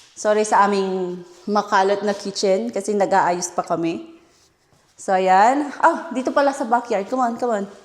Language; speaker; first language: Filipino; native; Filipino